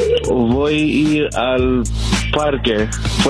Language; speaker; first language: Spanish; non-native, learner; English